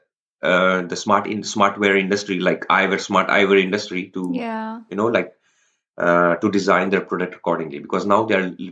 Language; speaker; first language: English; non-native, local second language; Rajasthani